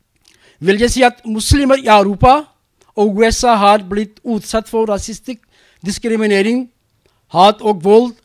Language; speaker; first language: Norwegian; non-native, learner; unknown